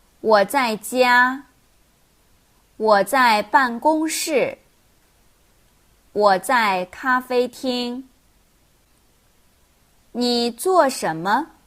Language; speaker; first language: Chinese; non-native, fluent; Korean